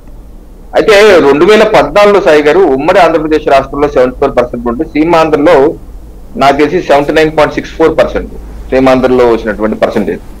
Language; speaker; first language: Telugu; native; Telugu